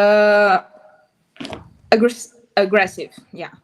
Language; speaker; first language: English; non-native, learner; Portuguese